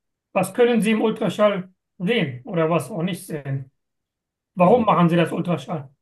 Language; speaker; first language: German; non-native, fluent; Turkish